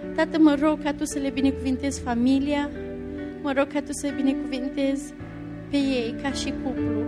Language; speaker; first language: Romanian; native; Romanian